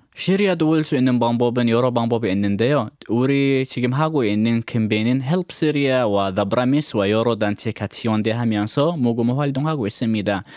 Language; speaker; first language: Korean; non-native, fluent; Arabic